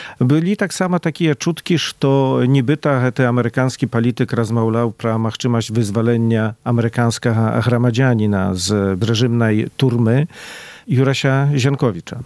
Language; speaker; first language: Belarusian; native; Belarusian